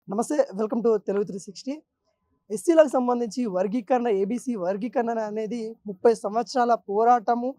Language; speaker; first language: Telugu; native; Telugu